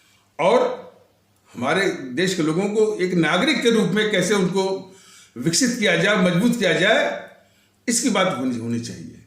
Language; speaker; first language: Hindi; native; Hindi